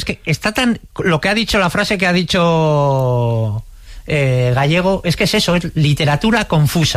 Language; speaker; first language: Spanish; native; Spanish